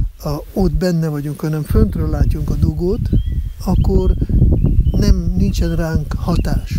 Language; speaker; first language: Hungarian; non-native, fluent; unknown